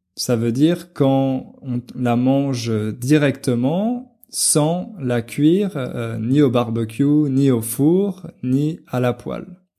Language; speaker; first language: French; native; French